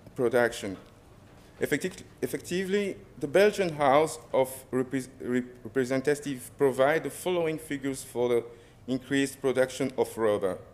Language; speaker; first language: English; non-native, fluent; French